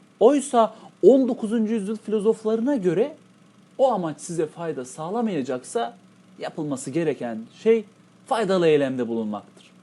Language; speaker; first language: Turkish; native; Turkish